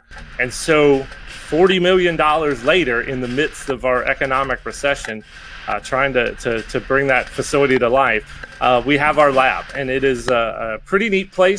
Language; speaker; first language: English; native; English